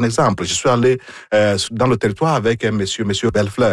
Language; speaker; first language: French; non-native, fluent; Igbo